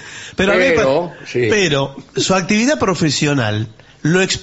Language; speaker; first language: Spanish; native; Spanish